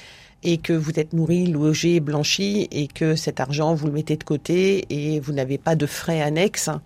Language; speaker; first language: French; native; French